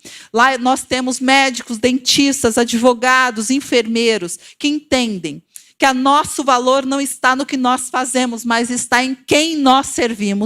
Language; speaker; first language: Portuguese; native; Portuguese